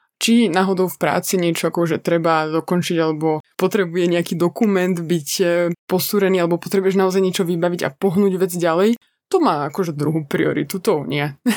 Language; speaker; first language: Slovak; native; Slovak